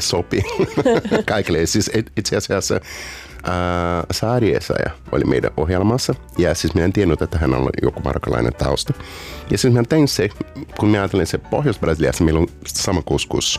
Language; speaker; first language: Finnish; non-native, learner; Portuguese